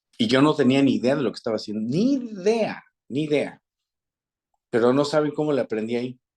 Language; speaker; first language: Spanish; native; Spanish